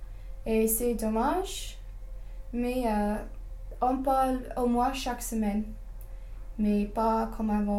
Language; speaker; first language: French; non-native, fluent; English